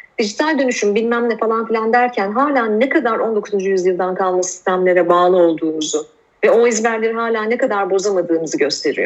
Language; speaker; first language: Turkish; native; Turkish